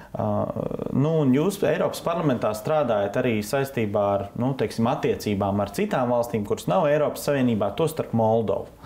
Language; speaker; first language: Latvian; native; Latvian